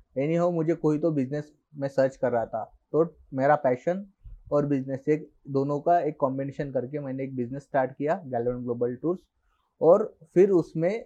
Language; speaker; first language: Hindi; non-native, local second language; Marathi